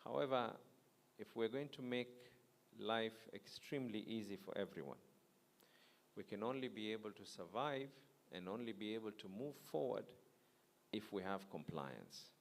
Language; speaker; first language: English; non-native, local second language; Swahili